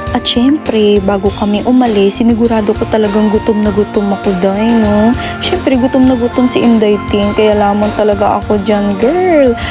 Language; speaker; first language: Filipino; non-native, local second language; Hiligaynon